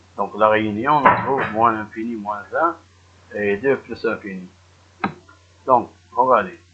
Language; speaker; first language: French; non-native, local second language; Arabic